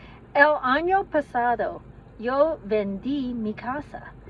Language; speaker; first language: Spanish; non-native, learner; English